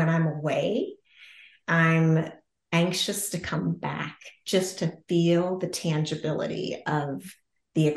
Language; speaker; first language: English; native; English